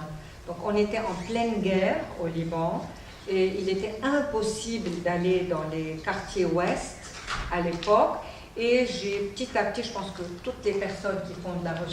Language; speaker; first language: French; non-native, local second language; Arabic